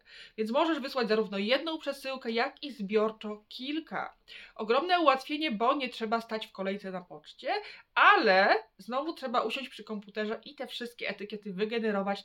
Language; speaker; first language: Polish; native; Polish